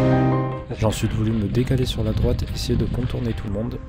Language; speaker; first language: French; native; French